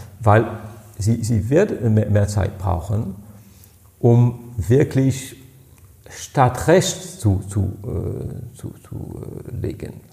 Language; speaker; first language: German; non-native, fluent; French